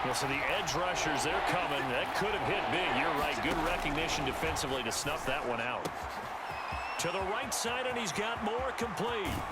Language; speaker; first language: English; native; English